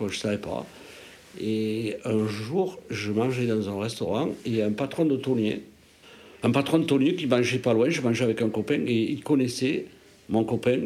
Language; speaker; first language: French; native; French